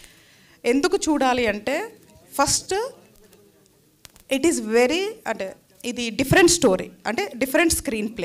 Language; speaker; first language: Telugu; native; Telugu